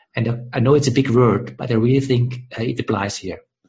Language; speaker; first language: English; non-native, fluent; German